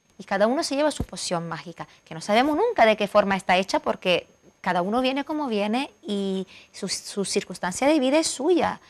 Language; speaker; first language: Spanish; non-native, fluent; Italian